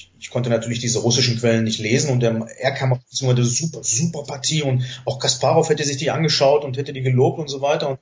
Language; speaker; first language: German; native; German